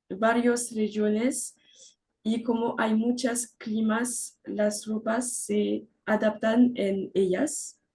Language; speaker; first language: Spanish; non-native, learner; French